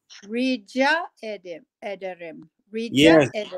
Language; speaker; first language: Turkish; non-native, learner; English